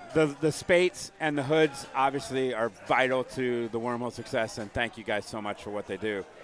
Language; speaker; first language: English; native; English